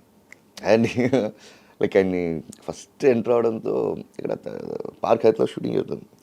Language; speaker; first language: Telugu; native; Telugu